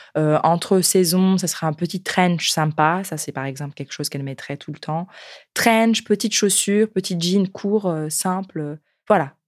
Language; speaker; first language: French; native; French